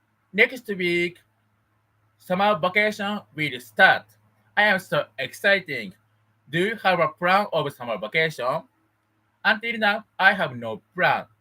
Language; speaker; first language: English; non-native, learner; Japanese